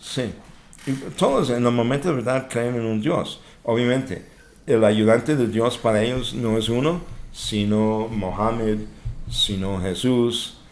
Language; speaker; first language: Spanish; non-native, fluent; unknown